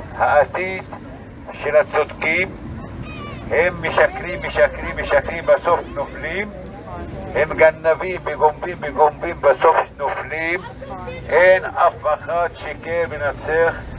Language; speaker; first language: Hebrew; non-native, local second language; Arabic